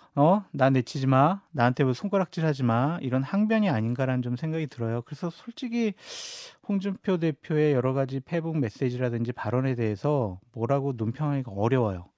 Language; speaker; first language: Korean; native; Korean